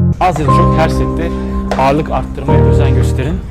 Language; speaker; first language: Turkish; native; Turkish